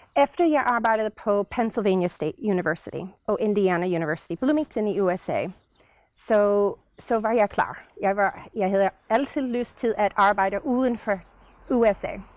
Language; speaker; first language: Danish; non-native, fluent; English